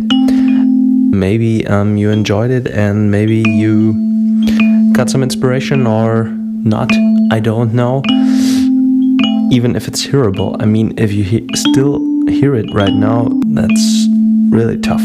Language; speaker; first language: English; non-native, fluent; German